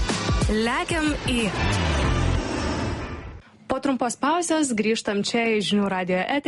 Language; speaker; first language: Lithuanian; native; Lithuanian